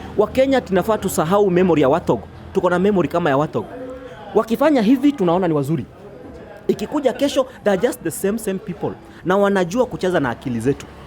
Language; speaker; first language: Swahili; native; Swahili